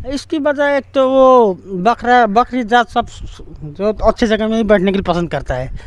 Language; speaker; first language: Hindi; non-native, local second language; Nepali